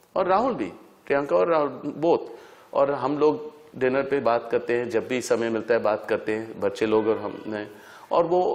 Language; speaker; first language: Hindi; native; Hindi